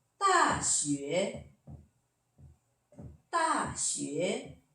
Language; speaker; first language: Chinese; non-native, fluent; Korean